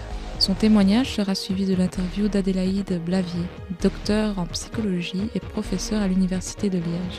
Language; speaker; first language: French; native; French